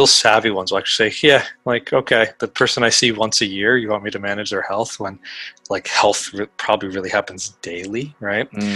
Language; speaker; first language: English; native; English